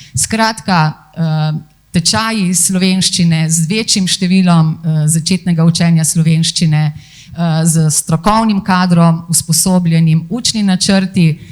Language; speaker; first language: Slovenian; native; Slovenian